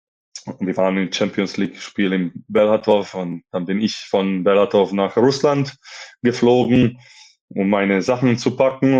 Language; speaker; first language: German; non-native, fluent; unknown